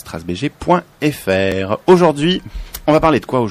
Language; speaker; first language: French; native; French